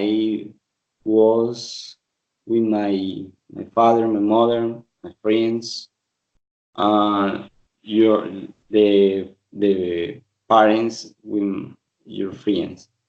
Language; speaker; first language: English; non-native, learner; Spanish